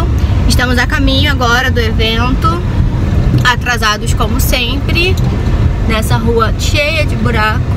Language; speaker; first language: Portuguese; native; Portuguese